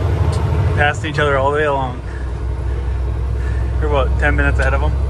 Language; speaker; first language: English; native; English